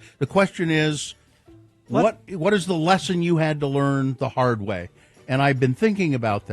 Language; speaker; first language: English; native; English